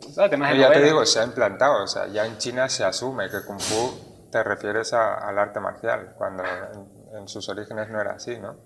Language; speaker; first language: Spanish; native; Spanish